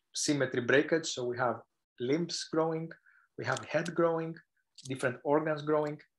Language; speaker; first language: English; non-native, fluent; Greek